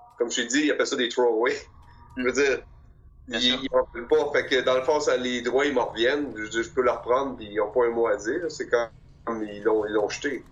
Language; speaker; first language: French; native; French